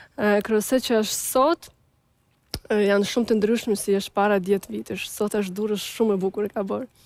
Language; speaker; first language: Albanian; non-native, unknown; Russian